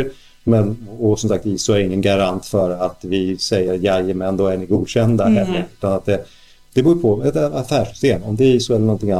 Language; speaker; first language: Swedish; native; Swedish